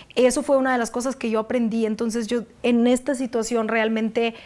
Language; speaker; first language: Spanish; non-native, fluent; Russian